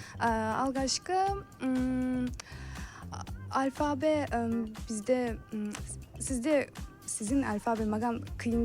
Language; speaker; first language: Kazakh; non-native, learner; Turkish